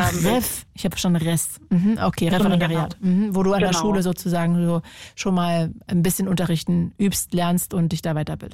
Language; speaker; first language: German; native; German